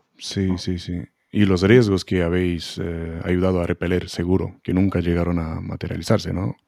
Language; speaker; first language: Spanish; non-native, fluent; Hebrew